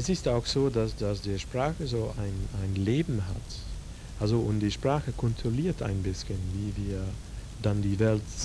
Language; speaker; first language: German; non-native, fluent; Dutch